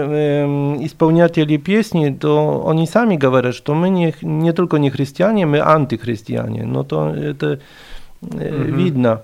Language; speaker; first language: Russian; non-native, fluent; Polish